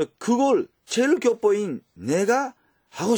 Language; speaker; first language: Korean; early bilingual, heritage; Japanese